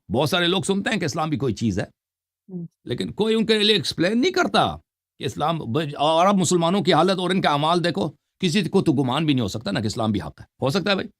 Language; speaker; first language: Urdu; non-native, local second language; Saraiki